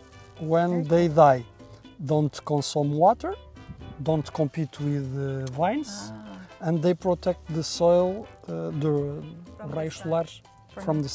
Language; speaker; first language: English; non-native, learner; Portuguese